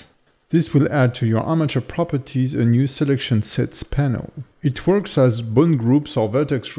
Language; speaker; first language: English; non-native, fluent; French